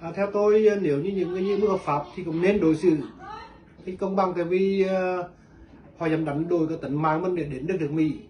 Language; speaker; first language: Vietnamese; native; Vietnamese